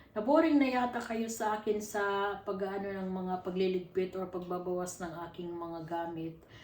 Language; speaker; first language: Filipino; non-native, local second language; Waray